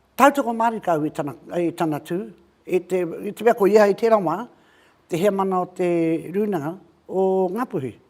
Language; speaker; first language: Māori; native; Māori